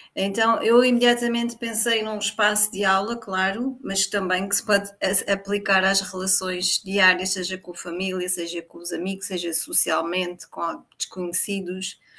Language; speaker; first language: Portuguese; native; Portuguese